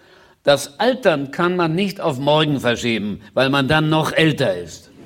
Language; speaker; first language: German; native; German